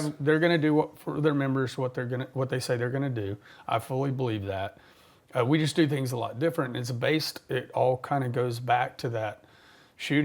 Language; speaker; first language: English; native; English